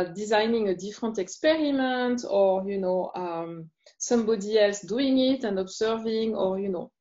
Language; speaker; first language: English; non-native, fluent; French